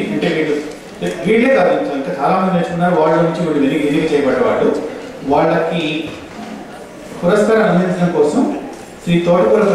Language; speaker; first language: Telugu; native; Telugu